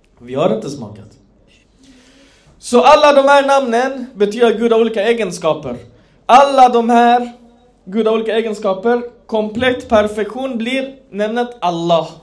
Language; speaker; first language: Swedish; non-native, fluent; Persian